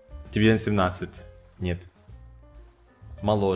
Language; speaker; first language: Russian; non-native, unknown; Indonesian